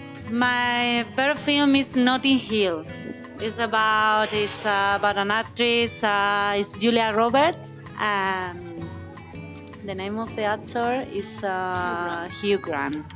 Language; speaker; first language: English; non-native, learner; Spanish